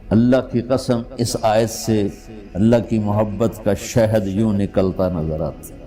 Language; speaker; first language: Urdu; non-native, local second language; Punjabi